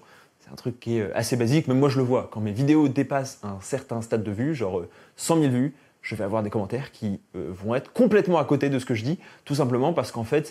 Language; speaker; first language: French; native; French